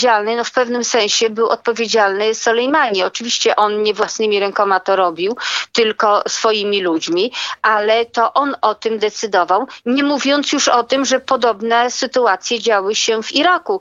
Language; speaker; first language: Polish; native; Polish